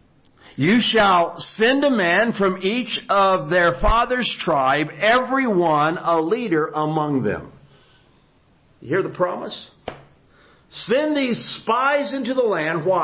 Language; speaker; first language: English; native; English